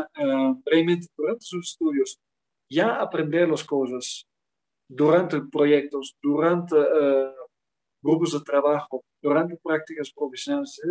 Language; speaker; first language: Spanish; non-native, fluent; Dutch